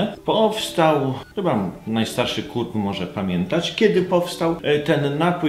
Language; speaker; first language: Polish; native; Polish